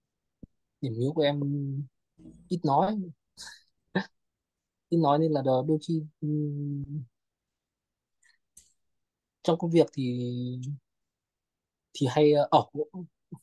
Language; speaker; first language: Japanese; non-native, learner; Vietnamese